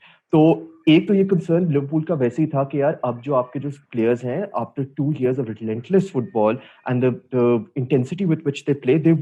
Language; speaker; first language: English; non-native, local second language; Urdu